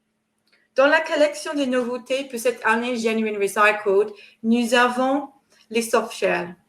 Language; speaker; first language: French; non-native, fluent; English